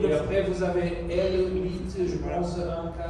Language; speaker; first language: French; non-native, fluent; Portuguese